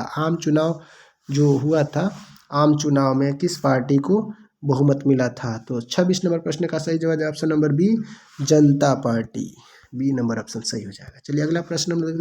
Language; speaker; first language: Hindi; non-native, local second language; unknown